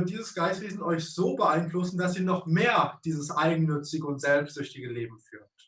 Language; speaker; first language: German; native; German